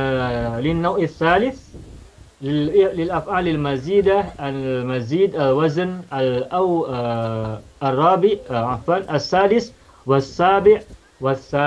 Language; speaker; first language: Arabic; non-native, fluent; Indonesian